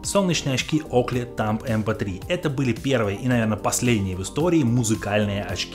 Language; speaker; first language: Russian; native; Russian